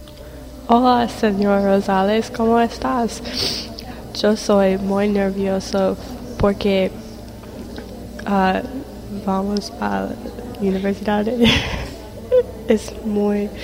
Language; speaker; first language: Spanish; non-native, learner; English